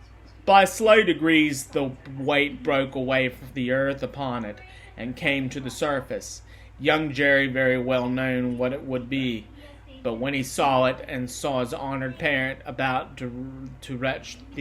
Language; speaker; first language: English; native; English